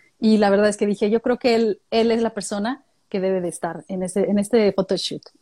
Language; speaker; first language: Spanish; native; Spanish